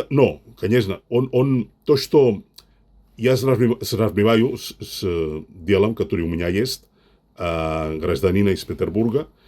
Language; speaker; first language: Russian; non-native, fluent; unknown